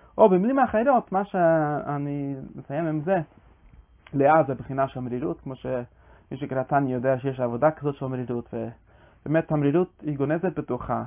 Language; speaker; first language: Hebrew; non-native, fluent; English